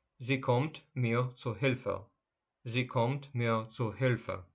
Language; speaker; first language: German; non-native, fluent; Ukrainian